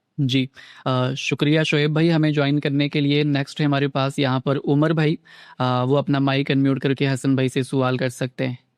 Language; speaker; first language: Urdu; native; Urdu